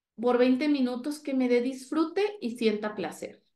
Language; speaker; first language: Spanish; native; Spanish